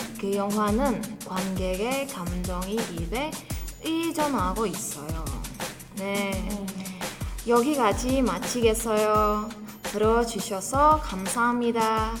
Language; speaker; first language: Korean; non-native, learner; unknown